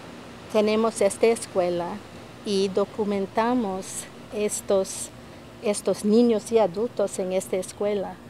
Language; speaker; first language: Spanish; non-native, fluent; English